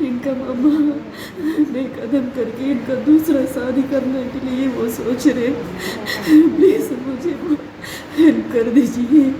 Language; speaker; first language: Hindi; non-native, local second language; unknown